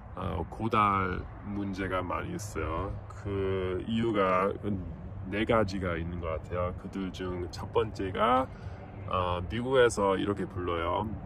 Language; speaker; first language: Korean; non-native, fluent; English